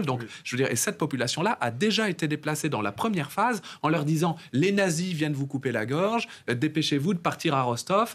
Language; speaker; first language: French; native; French